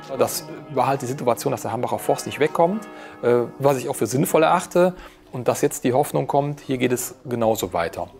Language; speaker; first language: German; native; German